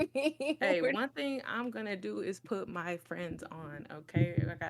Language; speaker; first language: English; native; English